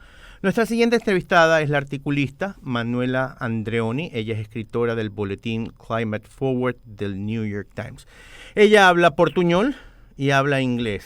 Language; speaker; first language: Spanish; native; Spanish